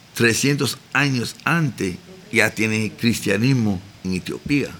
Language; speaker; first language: Spanish; early bilingual, heritage; Spanish